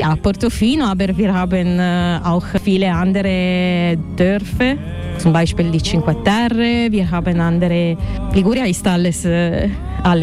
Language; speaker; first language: German; non-native, learner; Italian